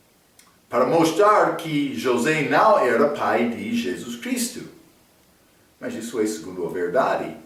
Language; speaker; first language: Portuguese; non-native, fluent; English